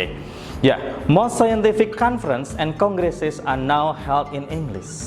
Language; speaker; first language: English; non-native, fluent; Indonesian